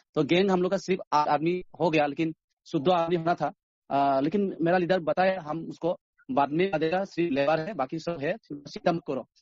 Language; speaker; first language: Hindi; non-native, local second language; Assamese